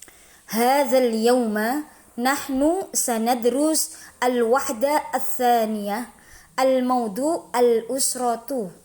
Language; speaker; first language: Arabic; non-native, fluent; Indonesian